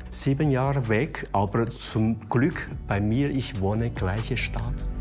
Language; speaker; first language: German; non-native, learner; Chinese